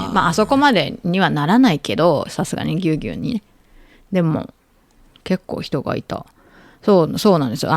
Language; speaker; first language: Japanese; native; Japanese